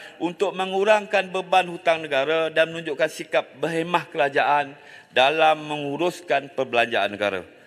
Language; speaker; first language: Malay; native; Malay